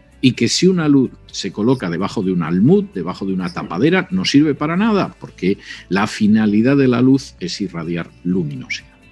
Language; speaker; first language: Spanish; native; Spanish